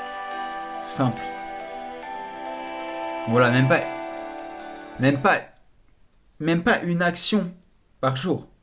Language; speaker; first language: French; native; French